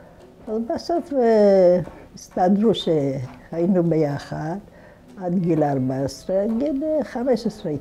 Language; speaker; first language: Hebrew; non-native, fluent; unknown